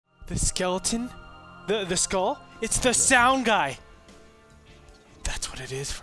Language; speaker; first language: English; native; English